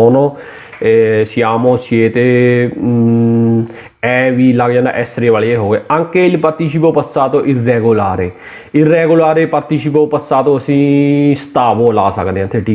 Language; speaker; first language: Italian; non-native, learner; Punjabi